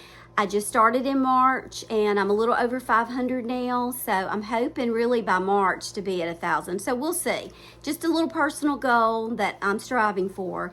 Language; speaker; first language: English; native; English